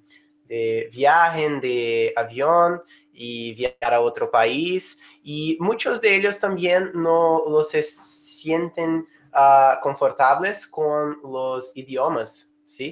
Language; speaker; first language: Spanish; non-native, fluent; Portuguese